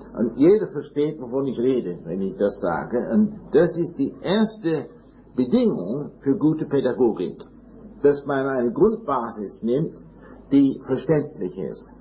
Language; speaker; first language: German; non-native, fluent; English